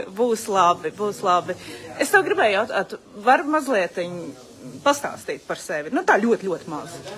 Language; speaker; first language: Latvian; early bilingual, heritage; Latvian